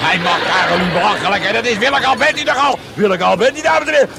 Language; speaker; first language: Dutch; native; Dutch